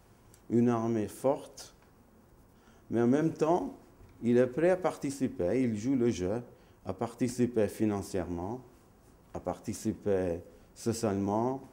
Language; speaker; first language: French; non-native, fluent; Maltese